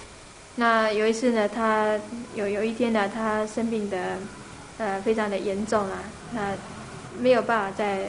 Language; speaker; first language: Chinese; native; Chinese